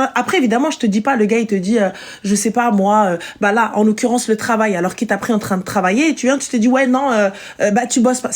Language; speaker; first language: French; native; French